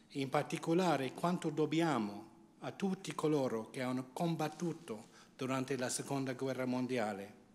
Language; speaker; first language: Italian; non-native, fluent; English